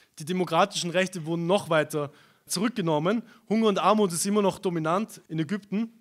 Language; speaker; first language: German; native; German